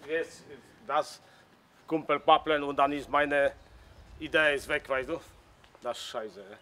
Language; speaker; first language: German; non-native, learner; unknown